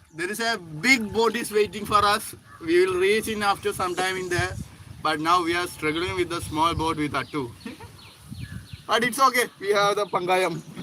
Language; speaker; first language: English; non-native, local second language; Malayalam